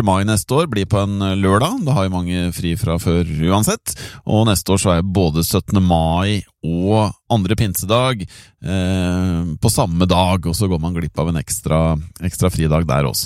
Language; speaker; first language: Norwegian; native; Norwegian